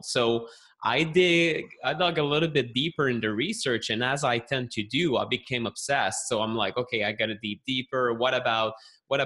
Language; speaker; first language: English; non-native, fluent; French